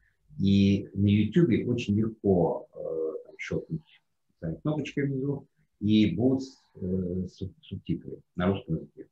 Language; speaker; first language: Russian; non-native, fluent; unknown